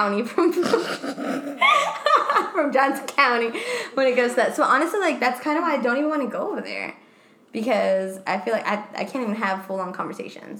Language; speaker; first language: English; non-native, fluent; Spanish